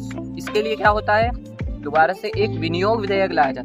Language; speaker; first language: Hindi; native; Hindi